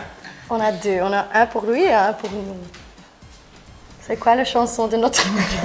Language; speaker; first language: French; non-native, local second language; Dutch